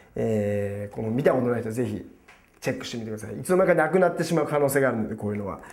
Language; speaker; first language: Japanese; native; Japanese